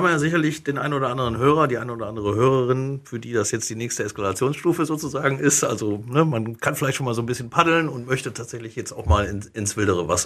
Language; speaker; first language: German; native; German